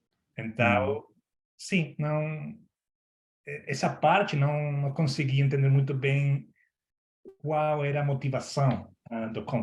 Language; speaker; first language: Portuguese; non-native, fluent; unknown